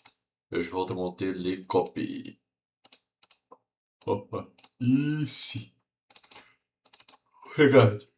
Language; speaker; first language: French; non-native, learner; Portuguese